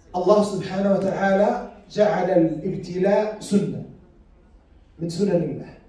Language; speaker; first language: Arabic; native; Arabic